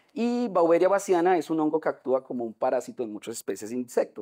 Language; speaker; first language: Spanish; native; Spanish